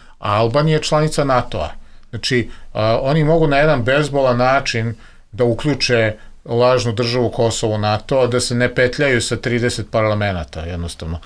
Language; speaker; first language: Serbian; native; Serbian